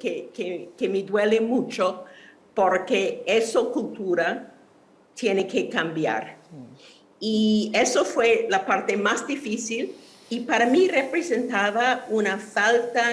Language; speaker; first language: Spanish; non-native, fluent; English